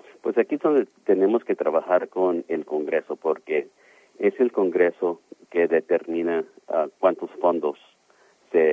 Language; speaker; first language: Spanish; early bilingual, heritage; Spanish